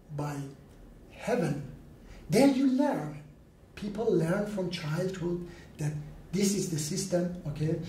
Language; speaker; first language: English; non-native, learner; Persian